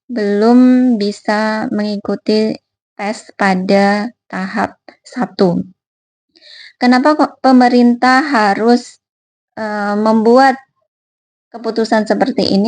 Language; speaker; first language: Indonesian; native; Indonesian